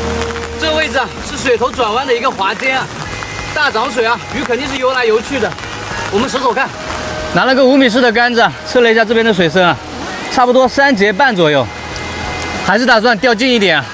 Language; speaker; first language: Chinese; native; Chinese